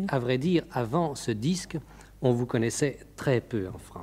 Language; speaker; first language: French; native; French